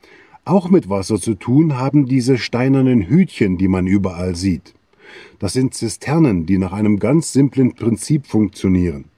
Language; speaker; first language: German; native; German